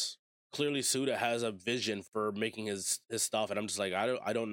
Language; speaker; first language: English; native; English